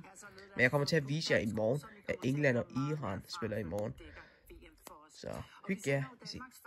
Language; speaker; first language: Danish; non-native, learner; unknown